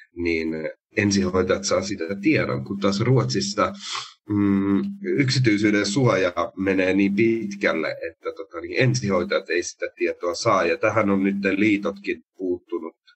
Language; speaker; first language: Finnish; native; Finnish